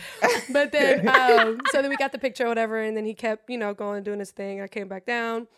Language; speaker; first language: English; non-native, fluent; German